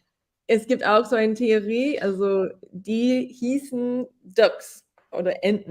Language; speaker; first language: German; non-native, fluent; English